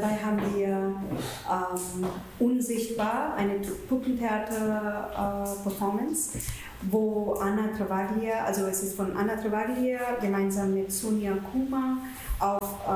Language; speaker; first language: German; non-native, fluent; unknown